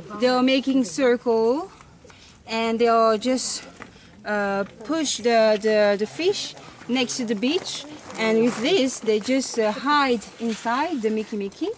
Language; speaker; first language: English; non-native, learner; French